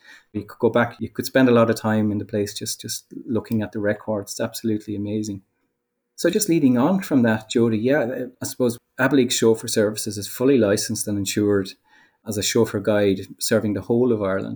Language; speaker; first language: English; native; English